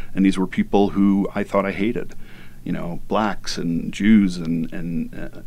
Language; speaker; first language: English; native; English